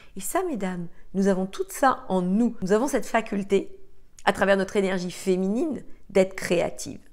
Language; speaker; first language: French; native; French